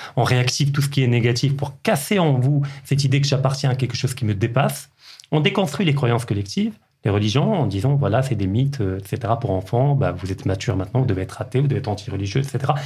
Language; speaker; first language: French; non-native, local second language; Arabic